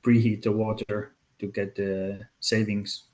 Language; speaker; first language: English; non-native, fluent; Finnish